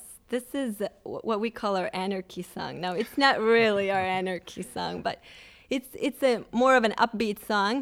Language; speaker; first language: English; non-native, fluent; Swedish